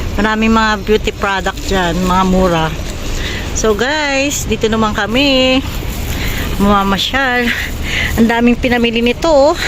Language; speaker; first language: Filipino; native; Filipino